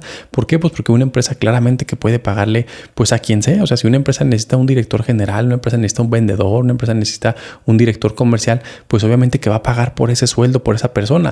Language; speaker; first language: Spanish; native; Spanish